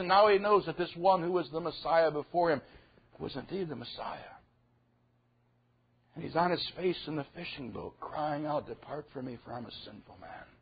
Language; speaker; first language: English; native; English